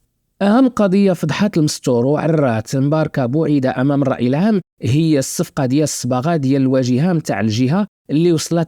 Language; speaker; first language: Arabic; native; Arabic